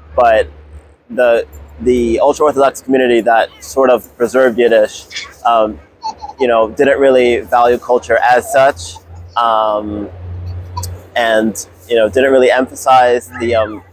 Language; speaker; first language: English; native; English